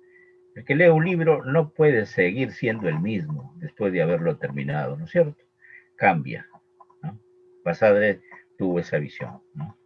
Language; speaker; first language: Spanish; native; Spanish